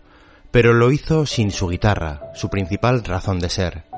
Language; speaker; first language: Spanish; native; Spanish